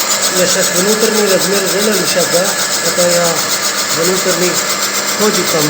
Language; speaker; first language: Russian; non-native, learner; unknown